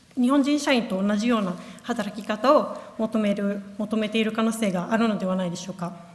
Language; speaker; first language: Japanese; non-native, fluent; Italian